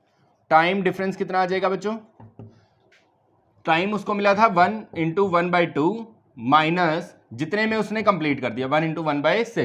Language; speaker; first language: Hindi; native; Hindi